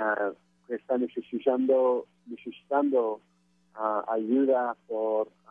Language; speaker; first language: Spanish; non-native, fluent; French